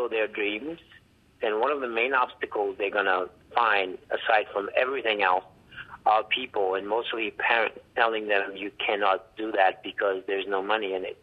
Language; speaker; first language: English; non-native, fluent; Haitian Creole